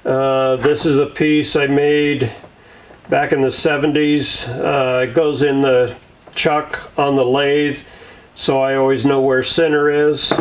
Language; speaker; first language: English; native; English